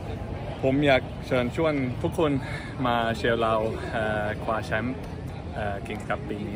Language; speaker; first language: Thai; early bilingual, heritage; Thai